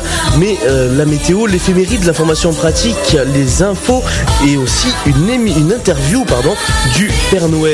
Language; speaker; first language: French; native; French